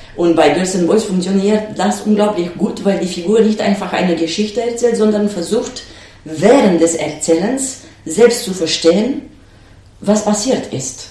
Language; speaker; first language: German; non-native, fluent; Romanian